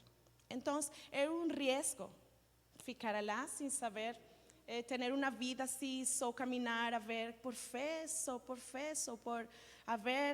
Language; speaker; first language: Portuguese; non-native, learner; Spanish